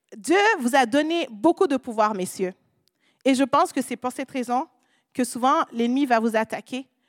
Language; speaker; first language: French; non-native, local second language; Haitian Creole